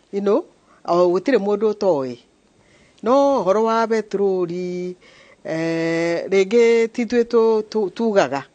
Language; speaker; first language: Kikuyu; non-native, local second language; Meru